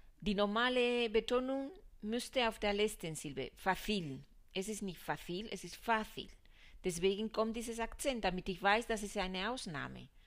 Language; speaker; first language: German; non-native, fluent; Spanish